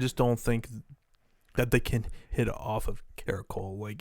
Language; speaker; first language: English; native; English